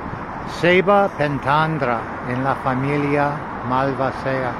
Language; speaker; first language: Spanish; non-native, learner; English